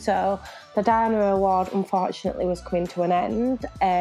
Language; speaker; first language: English; native; English